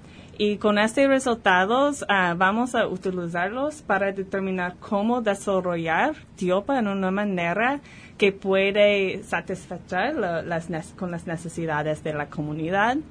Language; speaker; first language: Spanish; early bilingual, heritage; Spanish